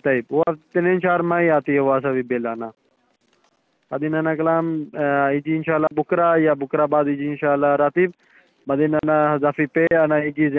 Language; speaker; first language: Arabic; non-native, learner; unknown